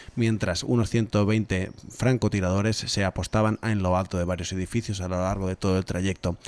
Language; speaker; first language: Spanish; non-native, local second language; Catalan